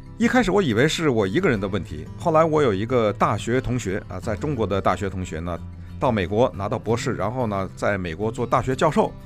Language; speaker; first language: Chinese; native; Chinese